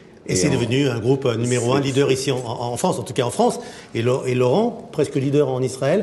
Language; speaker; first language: French; native; French